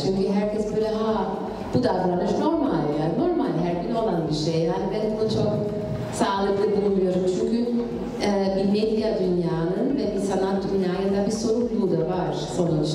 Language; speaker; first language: Turkish; non-native, fluent; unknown